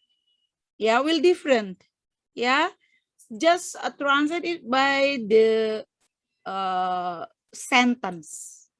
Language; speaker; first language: English; non-native, fluent; Indonesian